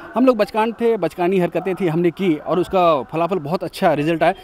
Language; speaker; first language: Hindi; native; Hindi